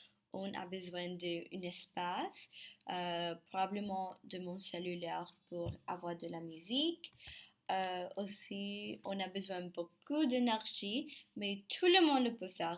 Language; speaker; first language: French; non-native, learner; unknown